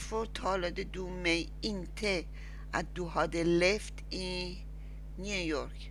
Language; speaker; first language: Swedish; non-native, learner; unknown